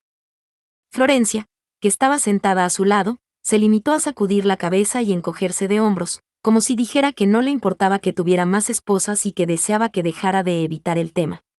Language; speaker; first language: Spanish; native; Spanish